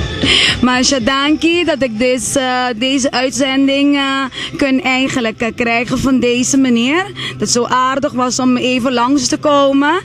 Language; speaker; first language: Dutch; non-native, local second language; Papiamento